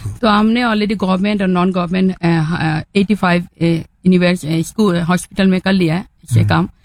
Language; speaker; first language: Hindi; non-native, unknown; Bangla